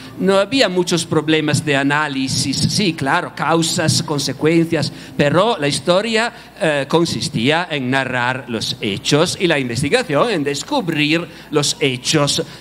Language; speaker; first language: Spanish; non-native, fluent; Italian